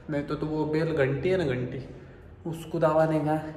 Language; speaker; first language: Hindi; non-native, local second language; Marathi